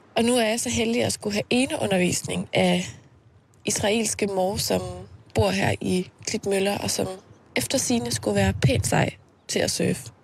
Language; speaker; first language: Danish; native; Danish